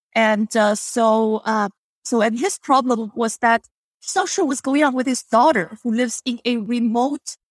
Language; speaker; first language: English; non-native, fluent; Chinese